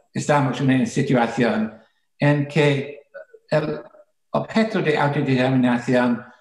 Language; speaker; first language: Spanish; non-native, fluent; English